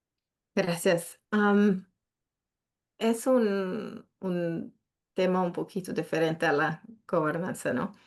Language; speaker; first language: Spanish; non-native, fluent; English